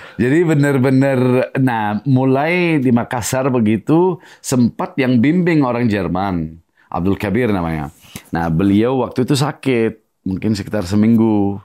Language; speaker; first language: Indonesian; non-native, fluent; English